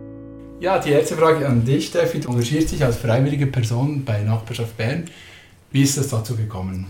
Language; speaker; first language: German; native; German